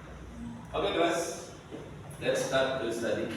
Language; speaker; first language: English; non-native, learner; Indonesian